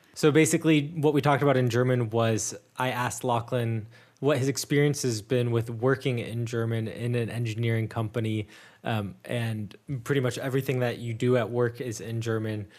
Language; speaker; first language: English; native; English